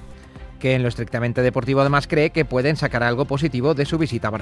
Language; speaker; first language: Spanish; native; Spanish